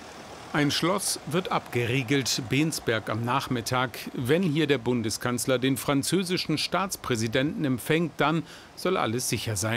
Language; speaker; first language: German; native; German